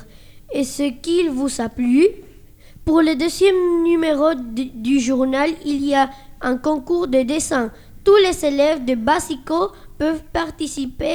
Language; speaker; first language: French; non-native, learner; Spanish